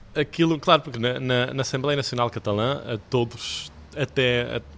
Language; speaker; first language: Portuguese; early bilingual, heritage; Portuguese